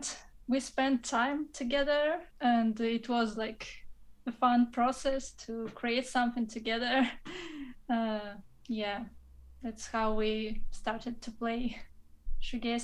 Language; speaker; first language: English; non-native, fluent; Russian